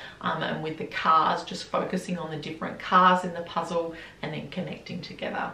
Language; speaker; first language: English; native; English